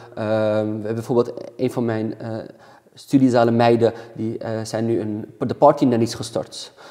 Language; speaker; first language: Dutch; native; Dutch